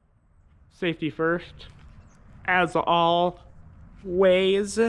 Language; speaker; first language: English; native; English